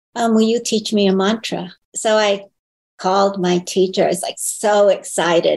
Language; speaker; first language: English; early bilingual, other home language; Chinese